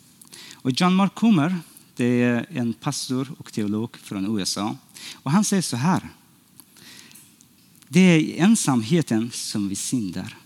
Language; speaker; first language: Swedish; non-native, fluent; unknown